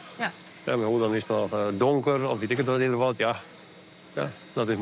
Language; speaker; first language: Dutch; native; Dutch